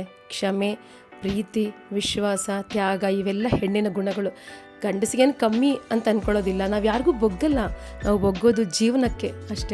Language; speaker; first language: Kannada; native; Kannada